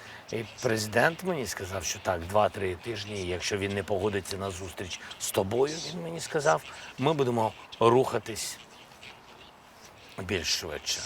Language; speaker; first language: Ukrainian; non-native, local second language; Russian